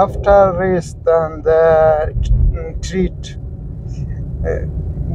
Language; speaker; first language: English; non-native, learner; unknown